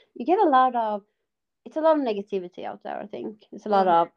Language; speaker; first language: English; non-native, fluent; Swedish